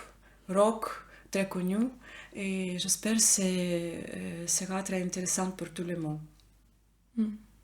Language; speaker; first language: French; non-native, learner; Ukrainian